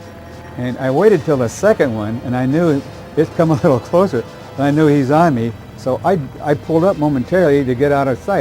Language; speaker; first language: English; native; English